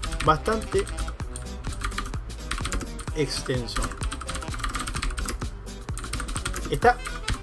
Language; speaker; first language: Spanish; native; Spanish